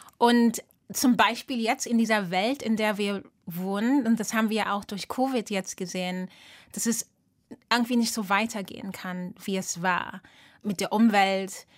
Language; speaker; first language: German; early bilingual, other home language; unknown